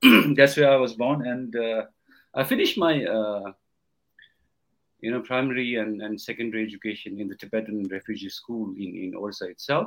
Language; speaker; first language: English; non-native, local second language; Tibetan